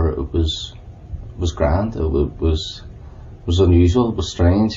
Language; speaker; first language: English; native; English